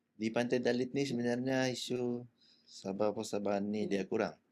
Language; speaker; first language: Malay; native; Malay